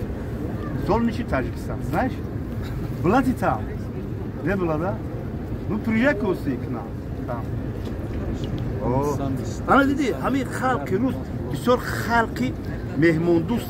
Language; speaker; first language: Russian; non-native, learner; Tajik